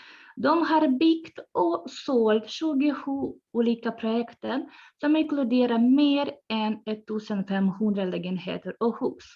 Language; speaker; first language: Swedish; non-native, fluent; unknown